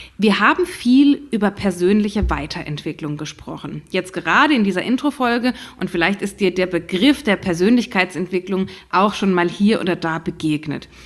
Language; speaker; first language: German; native; German